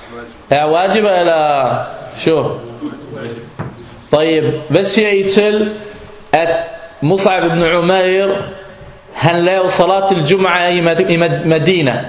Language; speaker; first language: Danish; non-native, fluent; Arabic